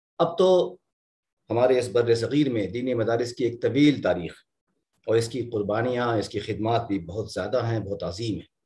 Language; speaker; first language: Urdu; native; Urdu